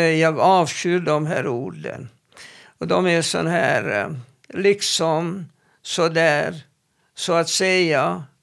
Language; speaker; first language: Swedish; non-native, fluent; Hebrew